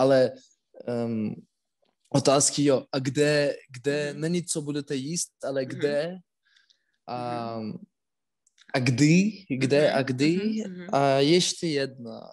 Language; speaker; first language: Czech; non-native, learner; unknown